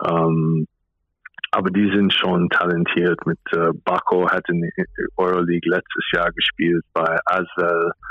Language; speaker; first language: German; non-native, fluent; English